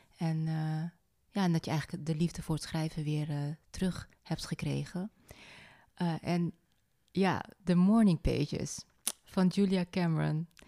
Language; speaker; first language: Dutch; native; Dutch